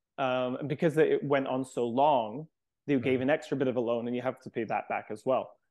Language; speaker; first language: English; native; English